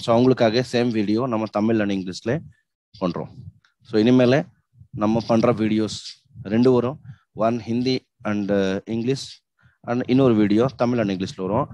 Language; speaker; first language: Tamil; non-native, local second language; Hindi